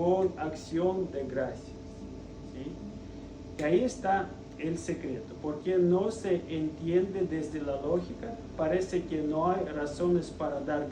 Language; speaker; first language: Spanish; non-native, fluent; Russian